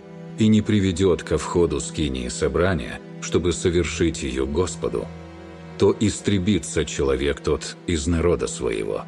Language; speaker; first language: Russian; native; Russian